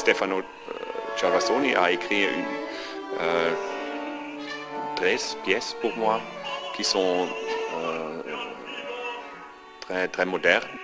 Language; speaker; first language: French; non-native, fluent; German